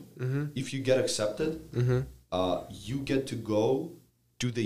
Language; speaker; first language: English; non-native, fluent; Ukrainian